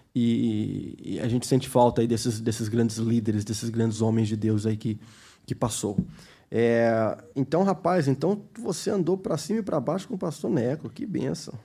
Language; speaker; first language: Portuguese; early bilingual, heritage; Portuguese